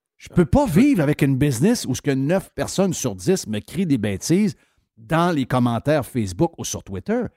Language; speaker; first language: French; native; French